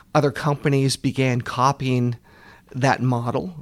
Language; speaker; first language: English; native; English